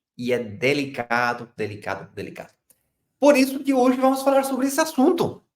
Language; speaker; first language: Portuguese; non-native, fluent; Spanish